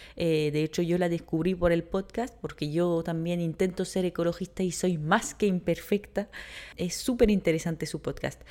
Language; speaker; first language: Spanish; non-native, fluent; French